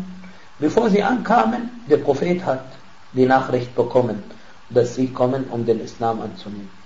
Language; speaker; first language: German; non-native, fluent; Arabic